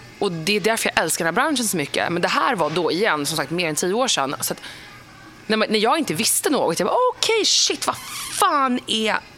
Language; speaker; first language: Swedish; native; Swedish